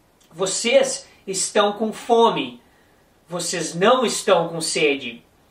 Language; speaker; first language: Portuguese; native; Portuguese